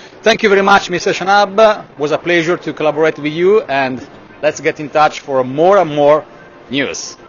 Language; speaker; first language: English; non-native, fluent; Italian